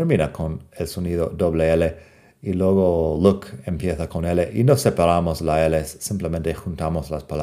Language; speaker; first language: Spanish; non-native, fluent; English